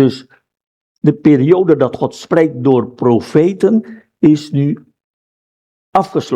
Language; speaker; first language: Dutch; non-native, fluent; Indonesian